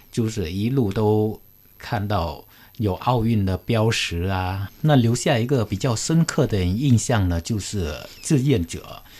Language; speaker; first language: Chinese; early bilingual, heritage; Chinese